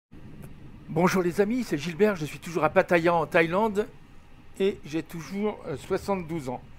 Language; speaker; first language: French; native; French